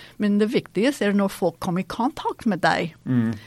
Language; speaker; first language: Norwegian; non-native, fluent; English